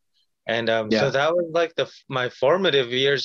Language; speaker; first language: English; early bilingual, other home language; Spanish